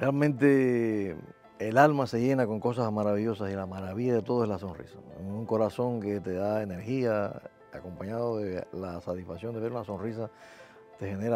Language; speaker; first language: Spanish; native; Spanish